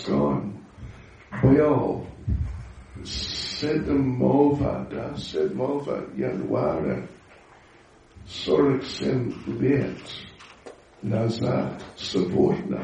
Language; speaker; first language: Russian; non-native, learner; English